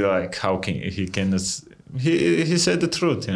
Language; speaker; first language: English; non-native, fluent; Georgian